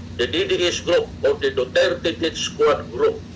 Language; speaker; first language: English; non-native, local second language; Cebuano